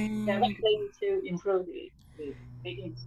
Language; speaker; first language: English; non-native, learner; Vietnamese